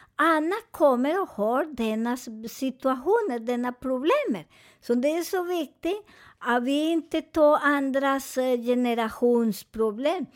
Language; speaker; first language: Swedish; non-native, fluent; Spanish